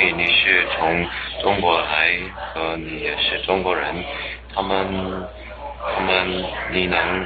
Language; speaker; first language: Chinese; non-native, learner; English